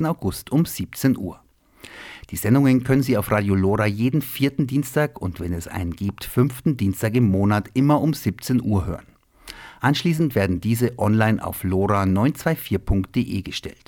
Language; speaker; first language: German; native; German